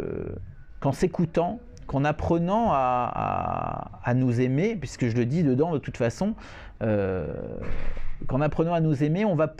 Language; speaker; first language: French; native; French